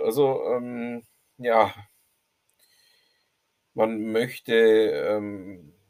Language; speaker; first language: German; native; German